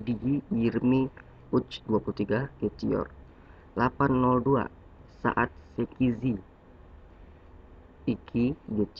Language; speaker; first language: Turkish; non-native, learner; Indonesian